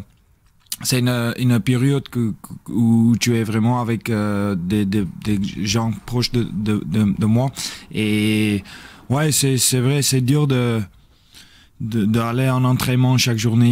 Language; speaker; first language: French; non-native, learner; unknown